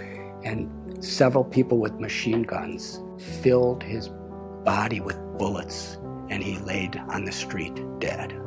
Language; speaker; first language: English; native; English